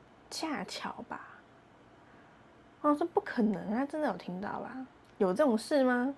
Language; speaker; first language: Chinese; native; Chinese